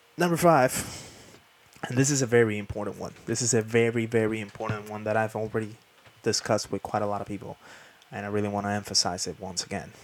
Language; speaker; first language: English; non-native, fluent; Spanish